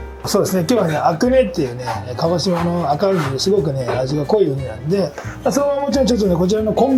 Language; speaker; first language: Japanese; native; Japanese